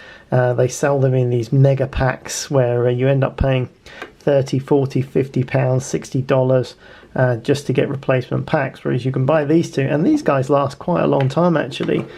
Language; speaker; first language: English; native; English